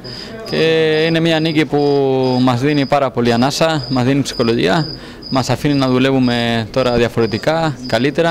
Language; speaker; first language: Greek; non-native, fluent; Spanish